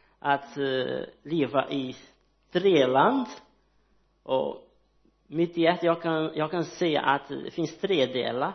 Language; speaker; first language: Swedish; non-native, learner; Portuguese